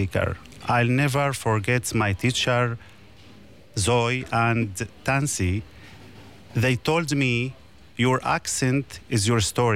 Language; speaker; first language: English; non-native, learner; Arabic